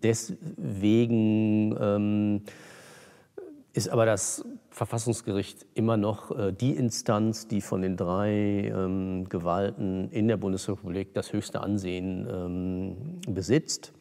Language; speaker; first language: German; native; German